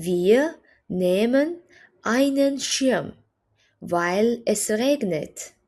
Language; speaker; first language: German; non-native, fluent; Azerbaijani